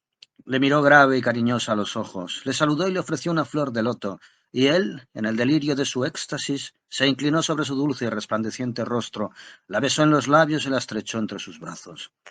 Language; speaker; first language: Spanish; native; Spanish